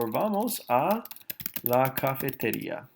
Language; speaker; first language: Spanish; non-native, fluent; English